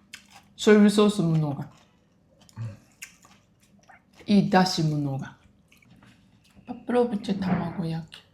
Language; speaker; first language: Russian; non-native, learner; Japanese